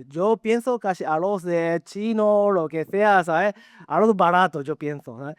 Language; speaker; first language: Spanish; non-native, learner; Japanese